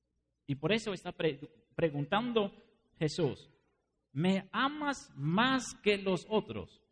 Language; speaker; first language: Spanish; non-native, fluent; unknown